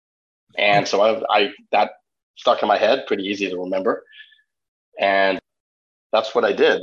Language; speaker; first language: English; native; English